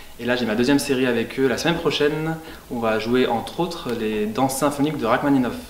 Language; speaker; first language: French; native; French